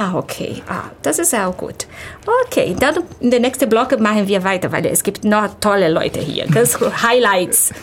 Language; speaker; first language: German; non-native, fluent; Portuguese